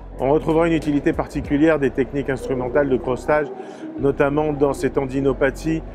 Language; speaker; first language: French; native; French